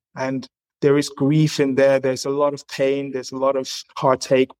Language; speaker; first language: English; native; English